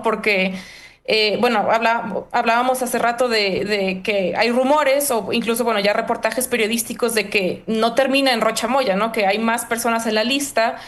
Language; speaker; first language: Spanish; native; Spanish